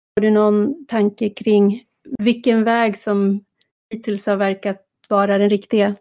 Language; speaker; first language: Swedish; native; Swedish